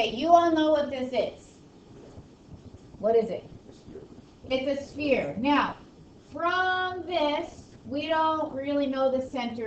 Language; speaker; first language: English; native; English